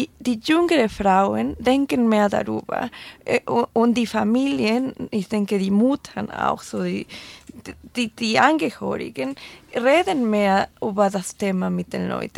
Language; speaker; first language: German; non-native, fluent; Spanish